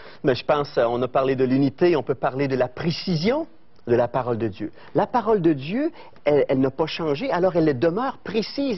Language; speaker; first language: French; native; French